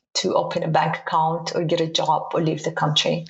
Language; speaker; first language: English; non-native, fluent; Arabic